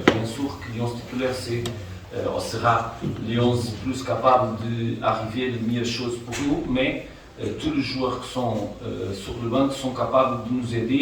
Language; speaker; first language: French; non-native, fluent; Portuguese